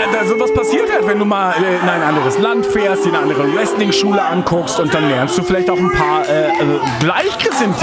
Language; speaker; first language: German; native; German